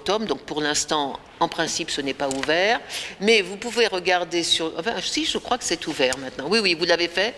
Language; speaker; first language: French; native; French